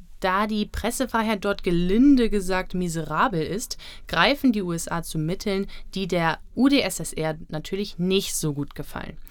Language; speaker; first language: German; native; German